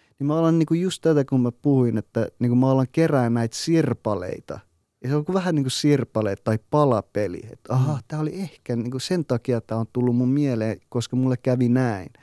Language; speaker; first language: Finnish; early bilingual, other home language; Persian